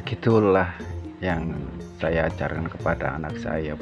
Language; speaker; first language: Indonesian; native; Indonesian